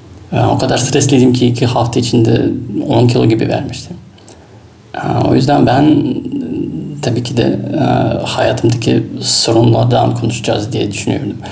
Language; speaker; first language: Turkish; non-native, fluent; Russian